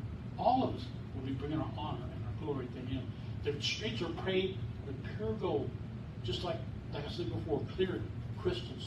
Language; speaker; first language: English; native; English